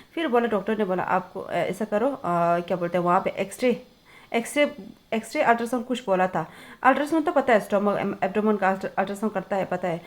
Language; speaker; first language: Hindi; non-native, local second language; Tibetan